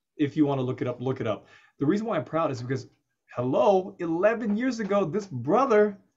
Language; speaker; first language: English; native; English